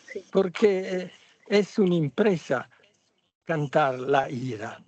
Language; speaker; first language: Spanish; non-native, fluent; Italian